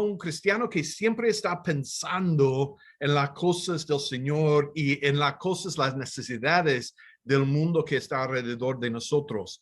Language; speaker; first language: Spanish; non-native, fluent; English